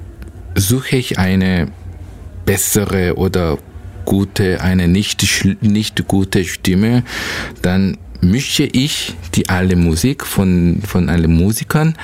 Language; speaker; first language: German; non-native, learner; Korean